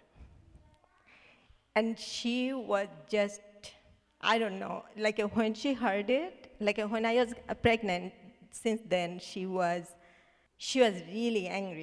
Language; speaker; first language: English; non-native, local second language; Bangla